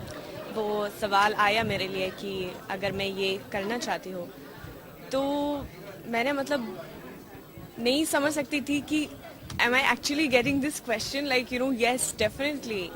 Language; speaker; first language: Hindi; non-native, learner; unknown